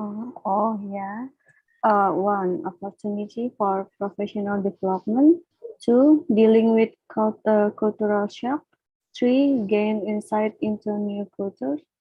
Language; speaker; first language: English; non-native, learner; Indonesian